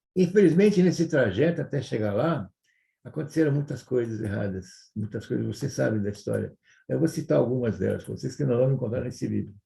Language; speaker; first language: Portuguese; non-native, fluent; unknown